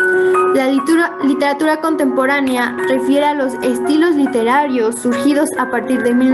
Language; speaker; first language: Spanish; native; Spanish